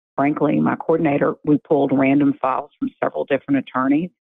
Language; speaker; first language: English; native; English